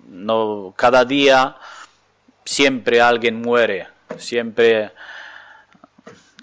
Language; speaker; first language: Spanish; non-native, fluent; Ukrainian